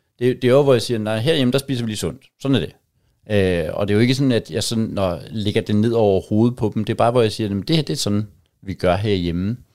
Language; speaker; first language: Danish; native; Danish